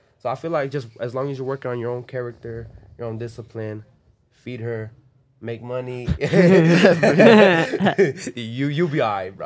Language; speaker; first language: English; early bilingual, other home language; Spanish